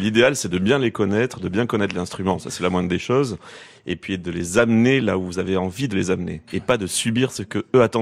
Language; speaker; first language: French; native; French